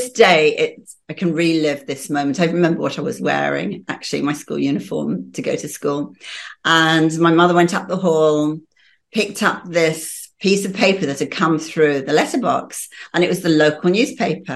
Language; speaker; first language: English; native; English